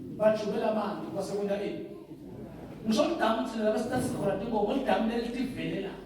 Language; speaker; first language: Zulu; non-native, local second language; Swati